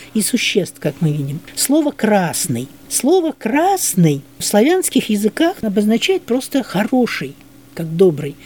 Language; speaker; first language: Russian; native; Russian